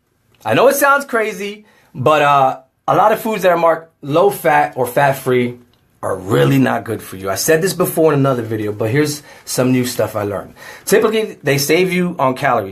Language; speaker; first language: English; native; English